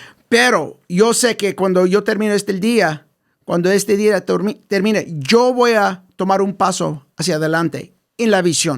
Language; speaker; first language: Spanish; early bilingual, heritage; English